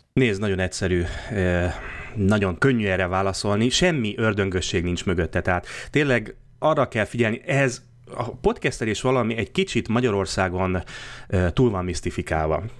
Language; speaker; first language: Hungarian; native; Hungarian